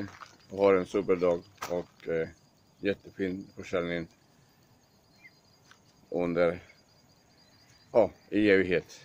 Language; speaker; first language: Swedish; non-native, learner; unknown